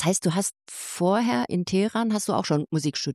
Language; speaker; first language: German; native; German